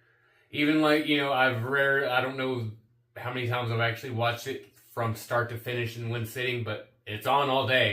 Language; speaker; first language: English; native; English